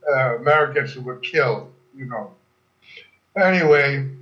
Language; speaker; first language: English; non-native, fluent; German